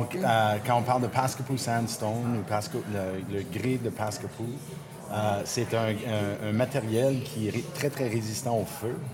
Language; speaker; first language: French; native; French